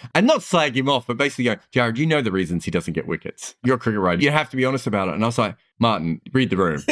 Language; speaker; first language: English; native; English